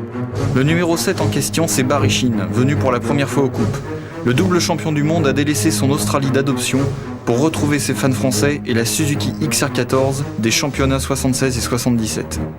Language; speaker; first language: French; native; French